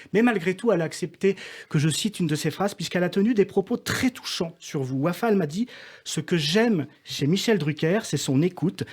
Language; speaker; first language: French; native; French